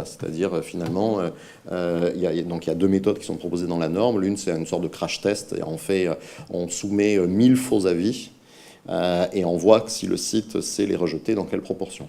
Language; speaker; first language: French; native; French